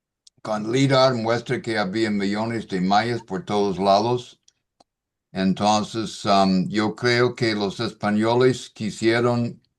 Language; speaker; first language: Spanish; non-native, fluent; English